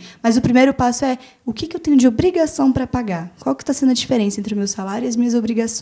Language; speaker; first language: Portuguese; native; Portuguese